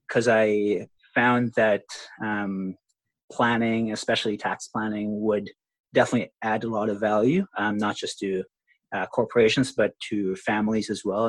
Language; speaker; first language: English; non-native, local second language; Filipino